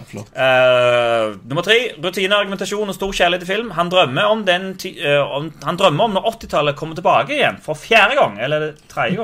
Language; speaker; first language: Norwegian; native; Norwegian